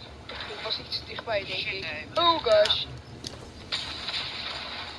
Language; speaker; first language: Dutch; native; Dutch